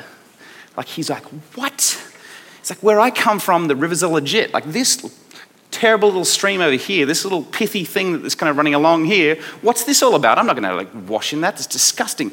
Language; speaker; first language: English; native; English